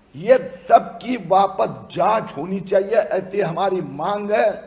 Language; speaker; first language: Hindi; non-native, local second language; Gujarati